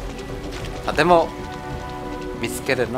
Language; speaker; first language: Japanese; non-native, learner; German